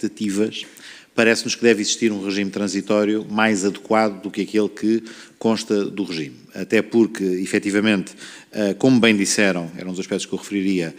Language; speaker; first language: Portuguese; native; Portuguese